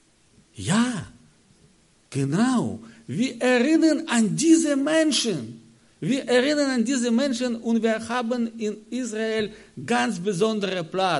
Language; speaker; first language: German; non-native, learner; Russian